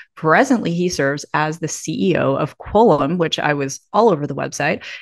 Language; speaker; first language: English; native; English